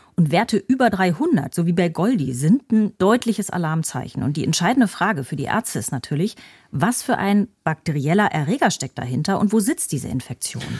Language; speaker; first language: German; native; German